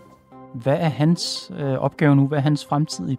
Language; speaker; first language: Danish; native; Danish